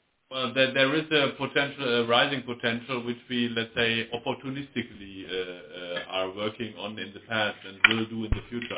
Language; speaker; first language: English; non-native, fluent; German